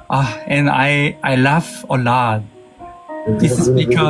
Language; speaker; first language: English; non-native, learner; Korean